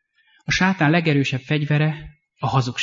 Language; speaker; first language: Hungarian; native; Hungarian